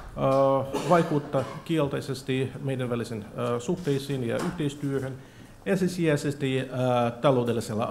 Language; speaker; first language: Finnish; non-native, fluent; Russian